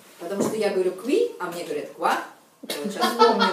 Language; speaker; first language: Russian; native; Russian